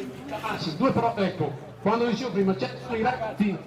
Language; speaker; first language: Italian; native; Italian